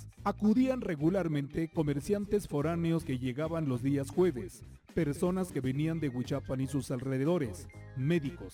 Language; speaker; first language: Spanish; native; Spanish